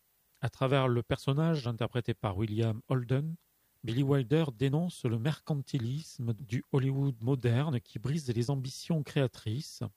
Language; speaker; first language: French; native; French